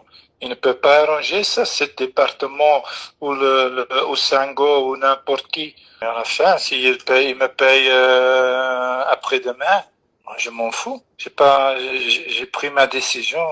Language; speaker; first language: French; non-native, local second language; Dutch